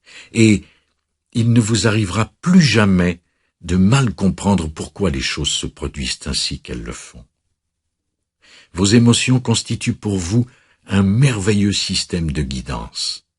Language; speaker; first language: French; native; French